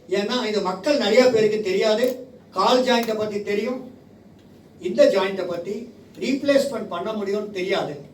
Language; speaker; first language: Tamil; native; Tamil